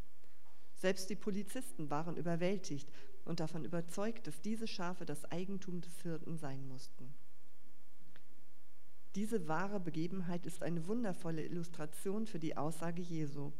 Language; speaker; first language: German; native; German